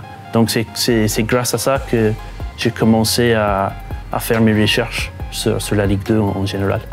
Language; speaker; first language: French; non-native, fluent; English